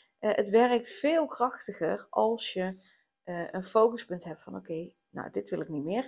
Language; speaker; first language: Dutch; native; Dutch